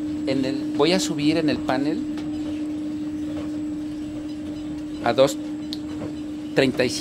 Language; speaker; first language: Spanish; native; Spanish